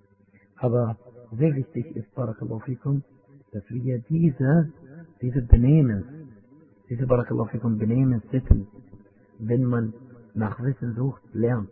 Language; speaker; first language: German; non-native, fluent; Arabic